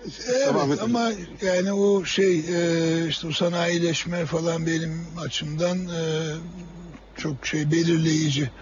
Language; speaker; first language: Turkish; native; Turkish